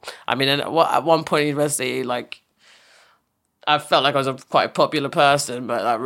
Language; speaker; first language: English; native; English